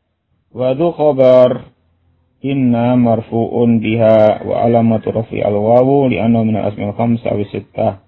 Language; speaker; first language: Arabic; non-native, fluent; Indonesian